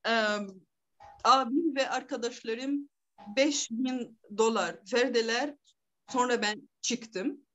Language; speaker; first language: Turkish; non-native, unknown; Arabic